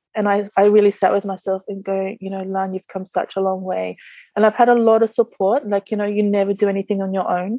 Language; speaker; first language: English; native; English